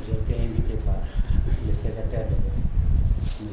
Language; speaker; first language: French; non-native, local second language; Wolof